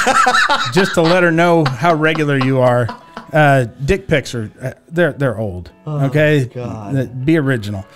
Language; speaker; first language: English; native; English